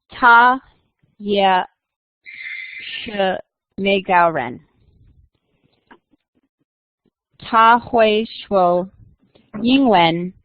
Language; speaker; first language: Chinese; non-native, learner; English